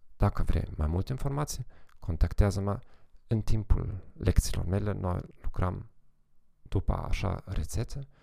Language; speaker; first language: Romanian; non-native, fluent; German